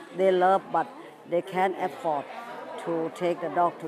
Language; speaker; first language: English; non-native, fluent; Thai